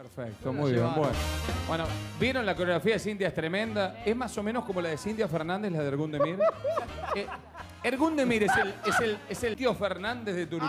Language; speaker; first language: Spanish; native; Spanish